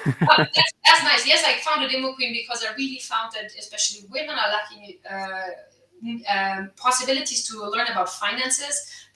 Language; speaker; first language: English; non-native, fluent; German